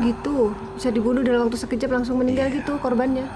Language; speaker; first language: Indonesian; native; Indonesian